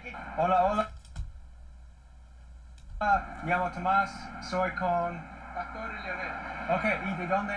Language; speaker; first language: Spanish; non-native, learner; English